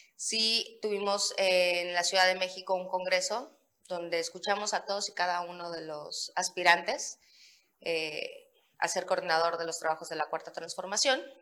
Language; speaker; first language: Spanish; native; Spanish